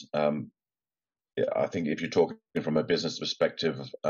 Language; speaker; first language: English; native; English